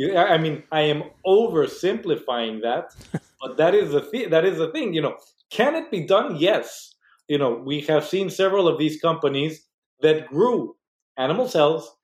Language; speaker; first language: English; non-native, fluent; Spanish